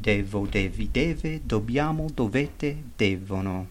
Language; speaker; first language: Italian; non-native, fluent; English